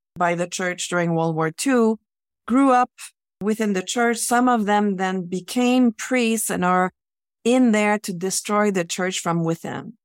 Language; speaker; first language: English; native; English